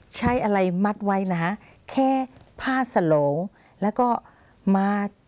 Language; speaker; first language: Thai; non-native, fluent; Burmese